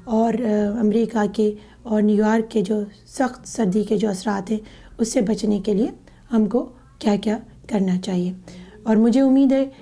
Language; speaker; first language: Urdu; native; Urdu